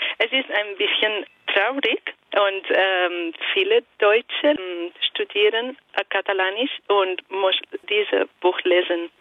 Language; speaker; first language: German; non-native, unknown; Italian